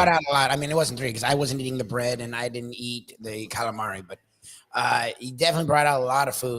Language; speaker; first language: English; native; English